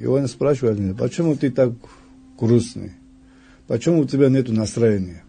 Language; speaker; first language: Russian; non-native, fluent; Georgian